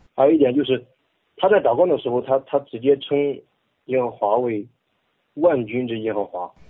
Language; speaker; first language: Chinese; native; Chinese